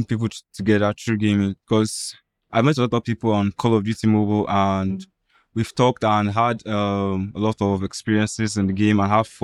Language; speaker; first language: English; non-native, local second language; Igbo